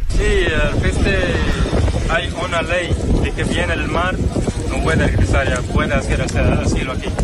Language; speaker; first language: Spanish; non-native, learner; Arabic